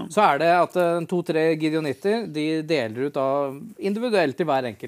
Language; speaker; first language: Norwegian; native; Norwegian